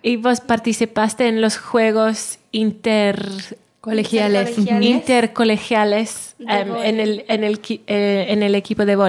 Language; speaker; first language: Spanish; non-native, fluent; Welsh